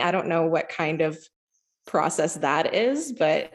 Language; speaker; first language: English; native; English